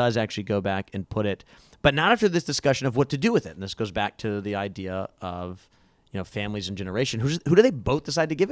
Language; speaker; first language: English; native; English